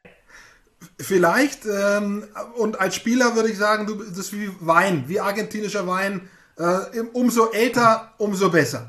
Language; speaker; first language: German; native; German